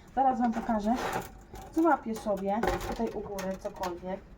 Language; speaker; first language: Polish; native; Polish